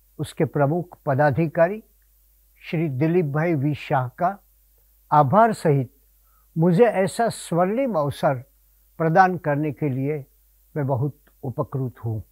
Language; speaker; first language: Hindi; non-native, local second language; Gujarati